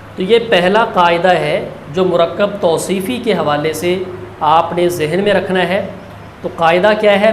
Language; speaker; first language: Urdu; native; Urdu